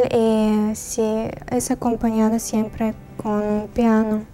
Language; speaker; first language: Spanish; non-native, learner; Russian